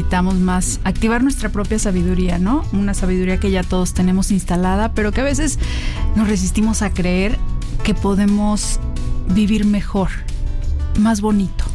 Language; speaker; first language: Spanish; native; Spanish